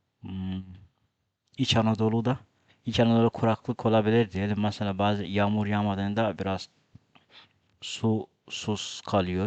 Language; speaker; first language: Turkish; non-native, fluent; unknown